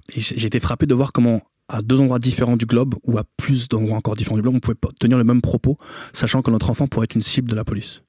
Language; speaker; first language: French; native; French